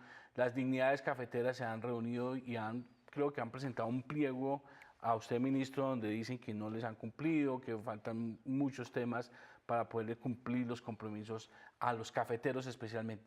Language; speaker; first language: Spanish; native; Spanish